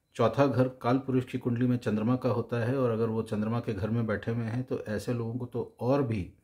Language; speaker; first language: Hindi; native; Hindi